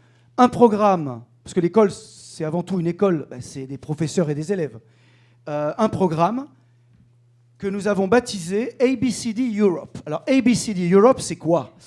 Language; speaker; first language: French; native; French